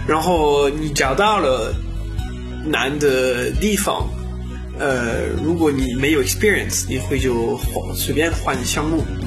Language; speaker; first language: Chinese; non-native, learner; French